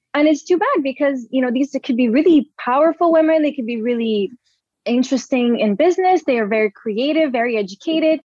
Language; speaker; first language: English; early bilingual, other home language; Portuguese